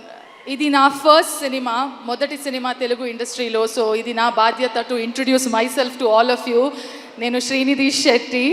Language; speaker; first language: Telugu; non-native, learner; Kannada